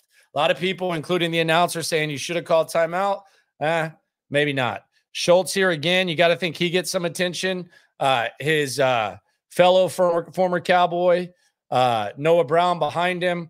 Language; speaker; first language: English; native; English